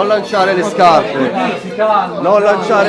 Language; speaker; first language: Italian; native; Italian